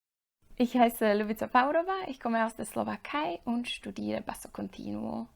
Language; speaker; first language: German; non-native, fluent; Slovak